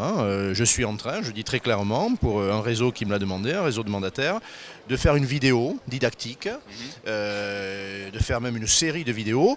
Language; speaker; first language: French; native; French